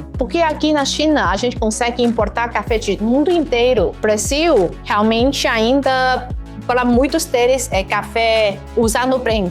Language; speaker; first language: Portuguese; non-native, fluent; Chinese